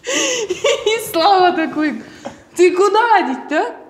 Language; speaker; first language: Russian; non-native, local second language; Kazakh